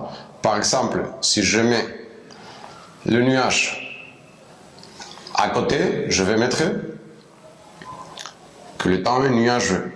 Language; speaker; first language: French; non-native, fluent; Spanish